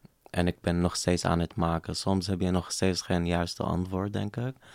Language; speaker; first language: Dutch; non-native, fluent; Arabic